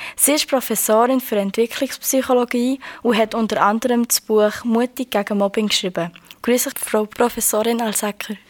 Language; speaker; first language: German; native; German